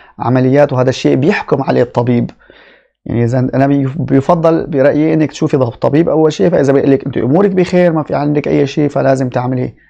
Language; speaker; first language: Arabic; native; Arabic